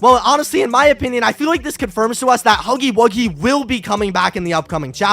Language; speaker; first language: English; native; English